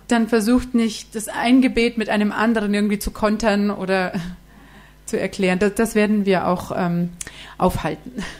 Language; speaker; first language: German; native; German